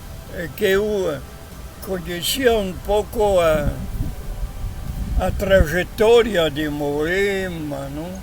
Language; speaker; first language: Portuguese; non-native, learner; Spanish